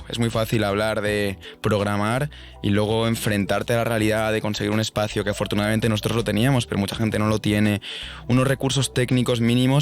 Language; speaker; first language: Spanish; native; Spanish